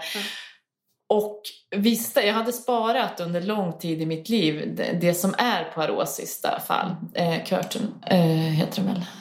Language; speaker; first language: Swedish; native; Swedish